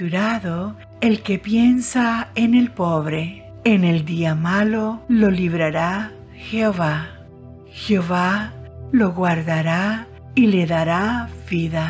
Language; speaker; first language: Spanish; native; Spanish